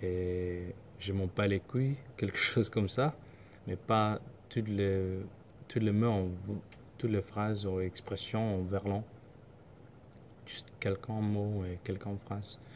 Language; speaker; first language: French; non-native, learner; Somali